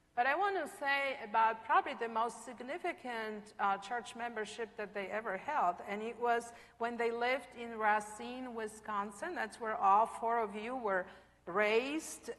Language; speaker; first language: English; non-native, fluent; Polish